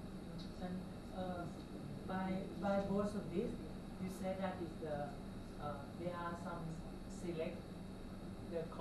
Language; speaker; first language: English; non-native, learner; Thai